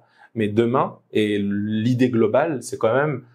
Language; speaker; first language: French; native; French